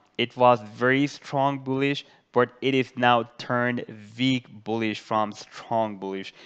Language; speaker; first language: English; non-native, local second language; Urdu